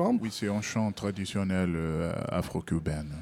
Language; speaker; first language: French; non-native, learner; Portuguese